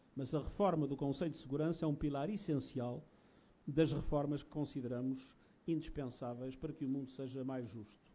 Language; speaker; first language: Portuguese; native; Portuguese